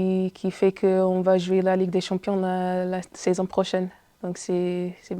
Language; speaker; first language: French; non-native, fluent; English